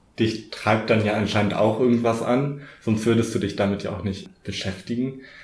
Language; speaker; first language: German; native; German